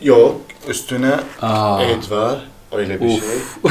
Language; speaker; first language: Turkish; non-native, learner; Arabic